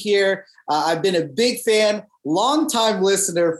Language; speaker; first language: English; native; English